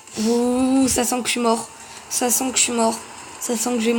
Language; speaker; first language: French; native; French